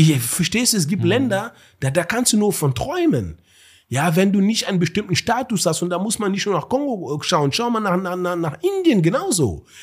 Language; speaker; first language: German; early bilingual, other home language; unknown